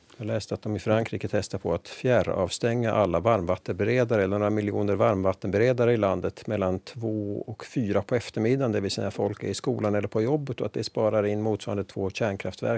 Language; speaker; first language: Swedish; native; Swedish